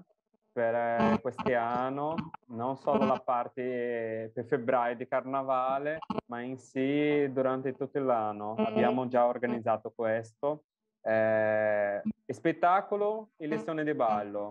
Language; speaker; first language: Italian; non-native, fluent; Portuguese